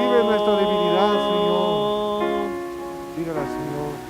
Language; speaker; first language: Spanish; native; Spanish